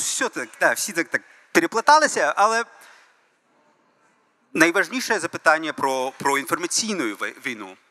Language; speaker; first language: Ukrainian; early bilingual, heritage; Ukrainian